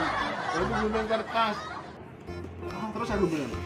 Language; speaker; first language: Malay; non-native, local second language; Javanese